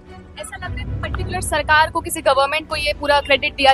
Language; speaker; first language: Hindi; native; Hindi